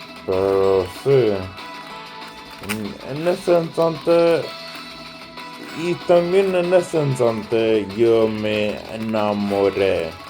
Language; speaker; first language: Spanish; non-native, learner; English